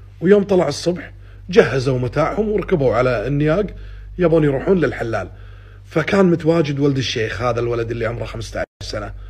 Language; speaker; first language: Arabic; native; Arabic